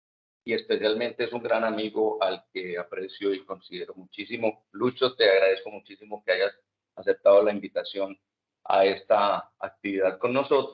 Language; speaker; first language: Spanish; native; Spanish